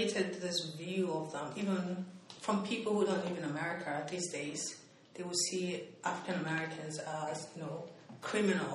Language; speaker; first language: English; non-native, local second language; Igbo